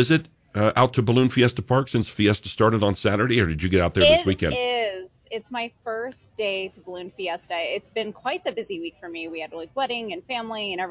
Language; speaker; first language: English; native; English